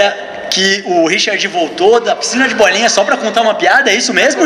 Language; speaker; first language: Portuguese; native; Portuguese